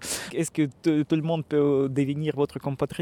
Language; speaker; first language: French; non-native, fluent; Russian